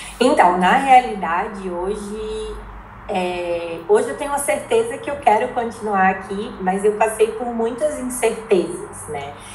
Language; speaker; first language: Portuguese; native; Portuguese